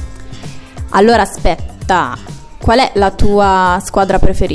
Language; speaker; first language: Italian; native; Italian